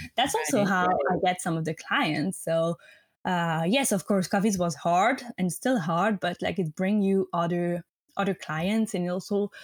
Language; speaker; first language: English; non-native, fluent; French